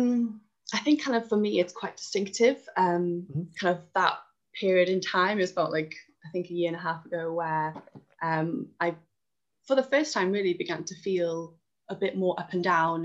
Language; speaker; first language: English; native; English